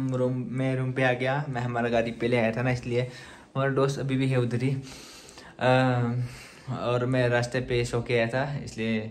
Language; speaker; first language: Hindi; non-native, local second language; Bodo